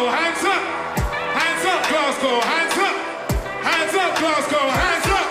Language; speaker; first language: English; native; English